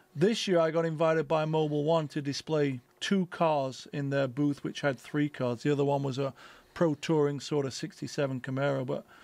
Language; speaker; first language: English; native; English